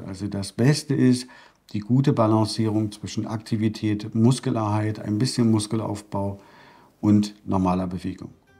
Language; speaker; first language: German; native; German